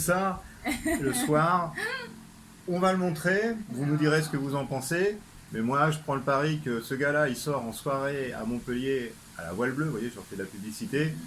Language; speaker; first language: French; native; French